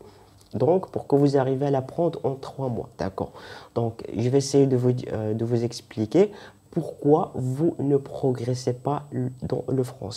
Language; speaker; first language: French; non-native, fluent; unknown